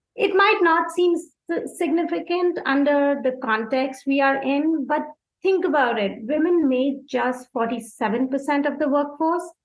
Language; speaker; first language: English; non-native, local second language; Hindi